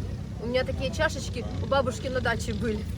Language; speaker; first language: Russian; native; Russian